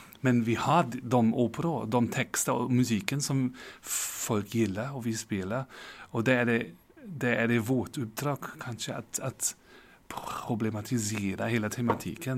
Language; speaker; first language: Swedish; non-native, fluent; German